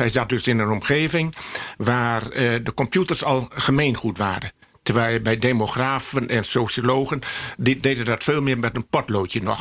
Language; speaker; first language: Dutch; native; Dutch